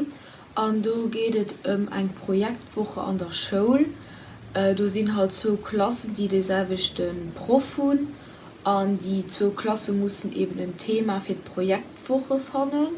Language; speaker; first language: German; non-native, local second language; Luxembourgish